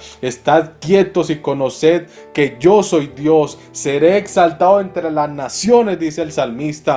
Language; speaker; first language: Spanish; native; Spanish